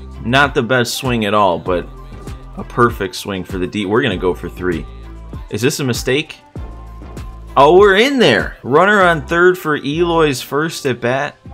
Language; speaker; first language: English; native; English